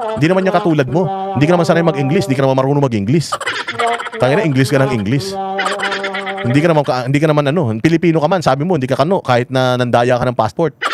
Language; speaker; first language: Filipino; native; Filipino